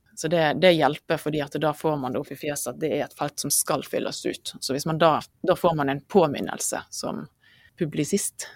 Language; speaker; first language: Norwegian; native; Norwegian